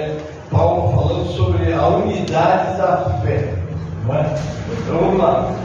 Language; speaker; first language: Portuguese; native; Portuguese